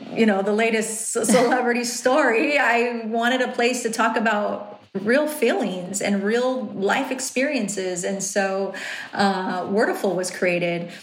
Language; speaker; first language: English; native; English